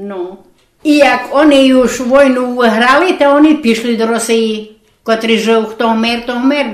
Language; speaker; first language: Polish; non-native, local second language; Rusyn